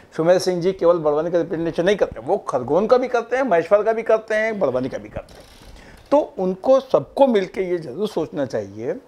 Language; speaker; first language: Hindi; native; Hindi